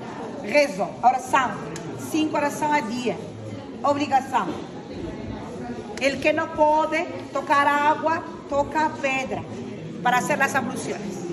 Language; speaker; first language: Spanish; non-native, fluent; Arabic